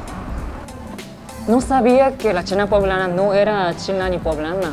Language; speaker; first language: Spanish; non-native, fluent; Japanese